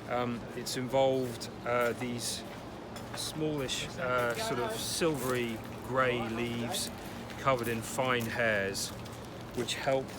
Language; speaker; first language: English; native; English